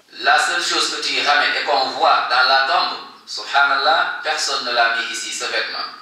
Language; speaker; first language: French; non-native, local second language; Wolof